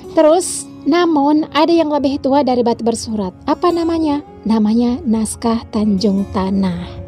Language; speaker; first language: Indonesian; native; Indonesian